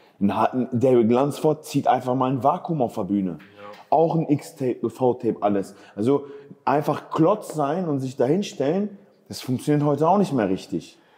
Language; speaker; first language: German; native; German